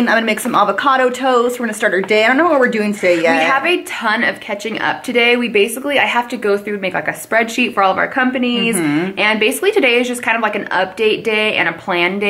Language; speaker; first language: English; native; English